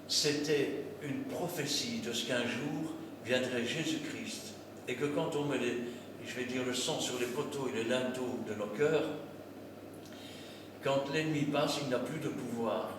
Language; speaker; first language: French; native; French